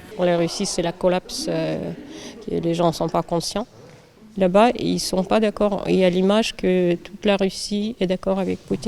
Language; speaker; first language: French; non-native, fluent; Russian